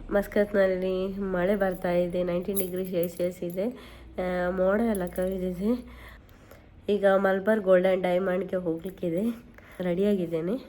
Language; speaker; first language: Kannada; non-native, local second language; Tulu